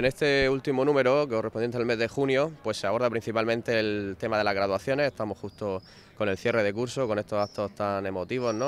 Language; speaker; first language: Spanish; native; Spanish